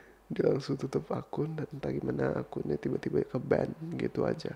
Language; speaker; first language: Indonesian; early bilingual, heritage; Indonesian